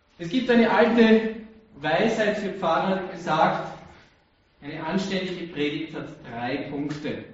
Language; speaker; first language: German; native; German